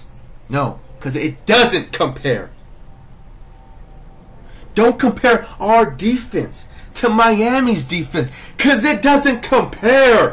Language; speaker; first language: English; native; English